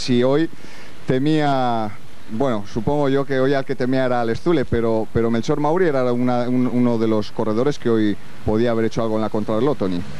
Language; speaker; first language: Spanish; native; Spanish